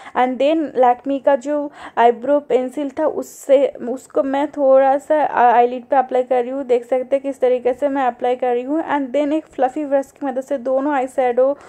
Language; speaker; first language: Hindi; non-native, local second language; Bangla